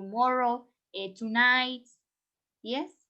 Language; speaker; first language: English; non-native, learner; Spanish